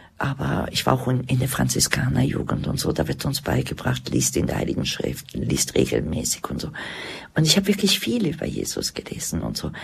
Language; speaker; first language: German; early bilingual, other home language; Croatian